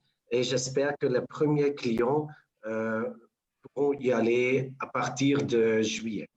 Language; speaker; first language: French; non-native, local second language; Dutch